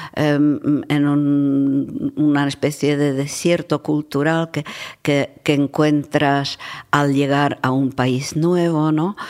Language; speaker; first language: Spanish; non-native, fluent; Czech